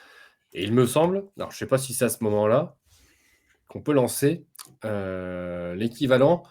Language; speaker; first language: French; native; French